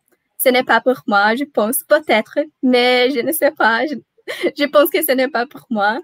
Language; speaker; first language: French; non-native, learner; Portuguese